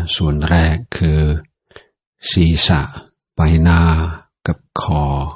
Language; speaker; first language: Thai; non-native, fluent; English